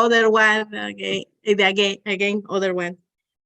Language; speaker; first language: English; non-native, learner; Spanish